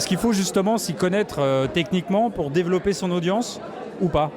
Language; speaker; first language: French; native; French